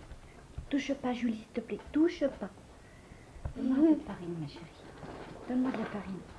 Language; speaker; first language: French; native; French